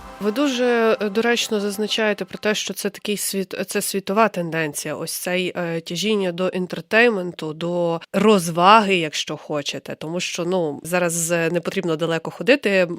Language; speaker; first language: Ukrainian; native; Ukrainian